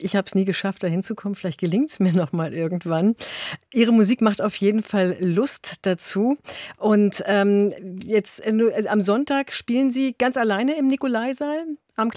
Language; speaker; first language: German; native; German